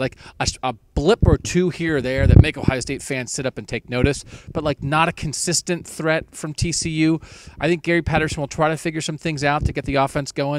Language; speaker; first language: English; native; English